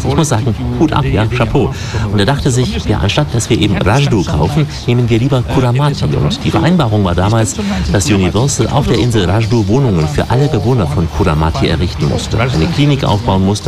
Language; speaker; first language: German; native; German